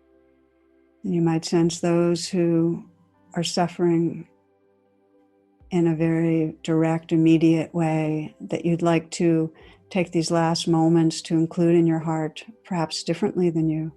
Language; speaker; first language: English; native; English